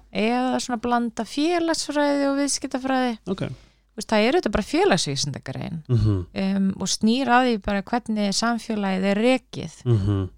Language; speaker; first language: Icelandic; native; Icelandic